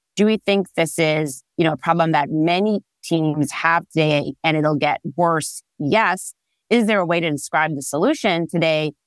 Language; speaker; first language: English; non-native, fluent; Hebrew